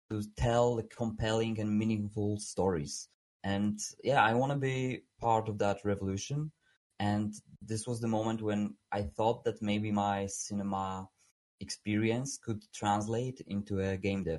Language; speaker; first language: English; non-native, fluent; Polish